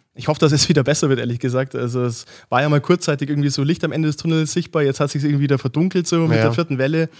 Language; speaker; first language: German; native; German